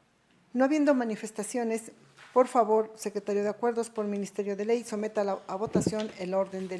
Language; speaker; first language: Spanish; native; Spanish